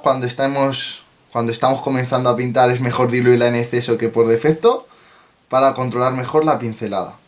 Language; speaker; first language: Spanish; native; Spanish